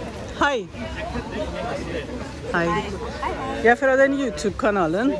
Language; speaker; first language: Norwegian; non-native, learner; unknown